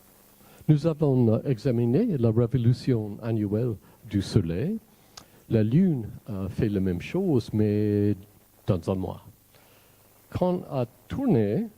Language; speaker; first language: French; non-native, fluent; English